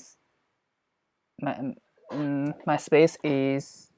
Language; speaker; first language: English; non-native, learner; Chinese